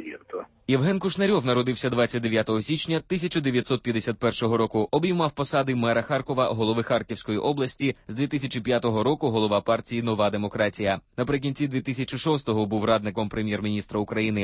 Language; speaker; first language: Ukrainian; native; Ukrainian